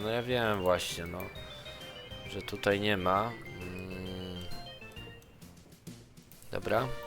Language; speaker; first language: Polish; native; Polish